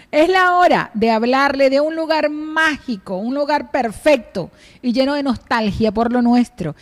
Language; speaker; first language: Spanish; native; Spanish